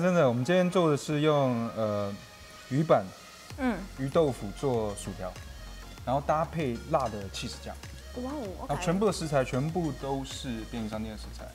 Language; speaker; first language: Chinese; native; Chinese